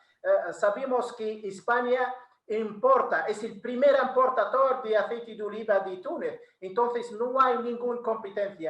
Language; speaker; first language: Spanish; non-native, fluent; Arabic